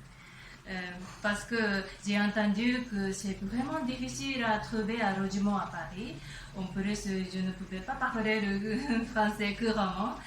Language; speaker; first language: French; non-native, learner; Japanese